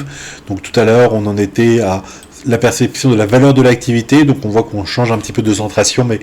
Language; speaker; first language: French; native; French